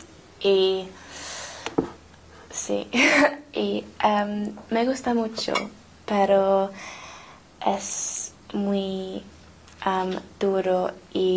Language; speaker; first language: Spanish; non-native, learner; English